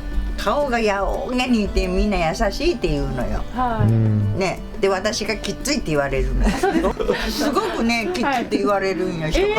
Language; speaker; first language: Japanese; native; Japanese